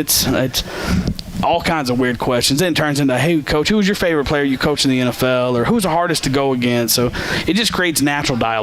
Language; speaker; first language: English; native; English